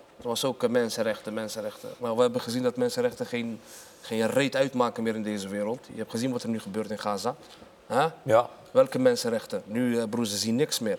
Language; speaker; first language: Dutch; early bilingual, other home language; Arabic